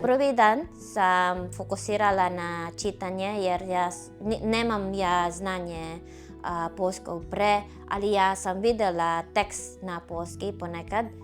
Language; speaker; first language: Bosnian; non-native, fluent; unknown